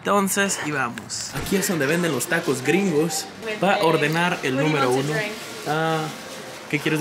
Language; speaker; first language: Spanish; native; Spanish